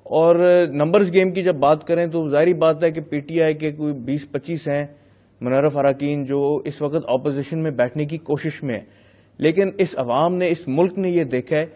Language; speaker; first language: Urdu; non-native, local second language; Punjabi